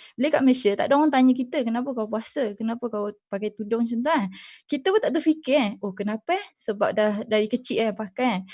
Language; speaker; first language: Malay; native; Malay